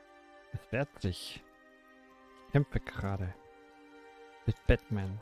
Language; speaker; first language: German; native; German